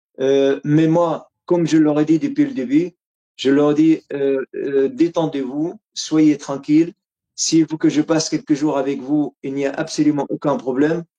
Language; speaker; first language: French; non-native, fluent; Arabic